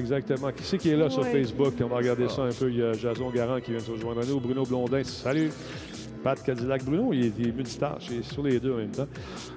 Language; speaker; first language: French; native; French